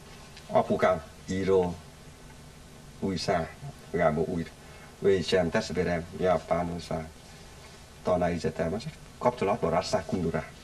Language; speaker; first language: Hungarian; non-native, learner; Vietnamese